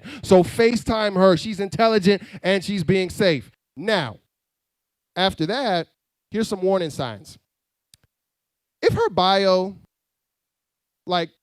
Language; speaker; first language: English; native; English